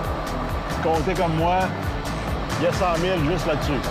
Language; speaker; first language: French; native; French